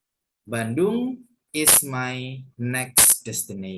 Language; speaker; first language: English; non-native, fluent; Indonesian